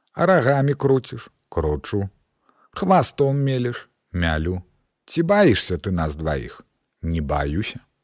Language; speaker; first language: Belarusian; native; Belarusian